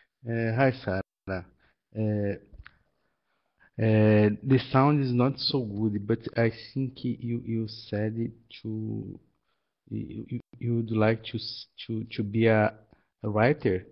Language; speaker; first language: English; non-native, learner; Portuguese